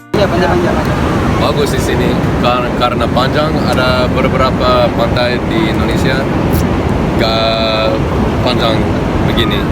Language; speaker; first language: Indonesian; non-native, learner; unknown